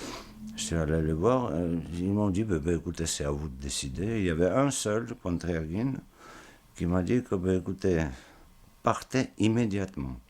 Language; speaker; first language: French; non-native, fluent; Georgian